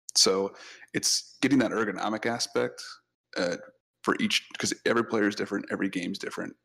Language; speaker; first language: English; native; English